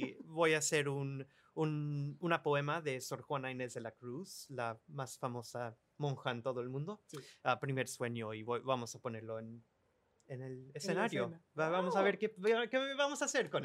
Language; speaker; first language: Spanish; early bilingual, other home language; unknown